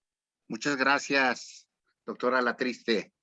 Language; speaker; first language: Spanish; native; Spanish